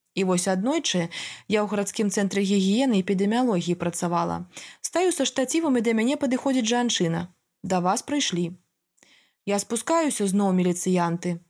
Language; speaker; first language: Belarusian; native; Belarusian